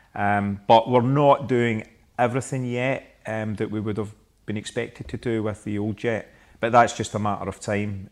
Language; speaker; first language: English; native; English